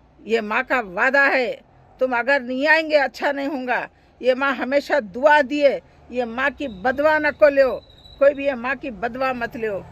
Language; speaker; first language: Hindi; native; Hindi